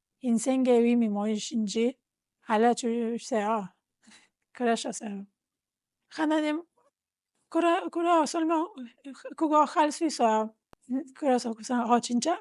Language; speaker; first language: Korean; non-native, fluent; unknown